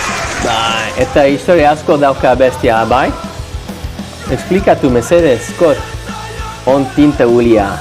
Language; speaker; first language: Basque; non-native, learner; English